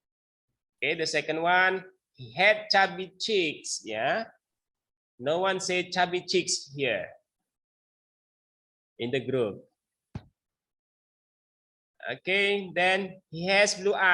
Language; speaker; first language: English; non-native, learner; Indonesian